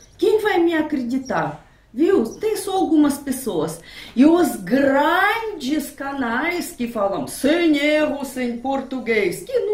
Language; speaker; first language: Portuguese; non-native, fluent; Russian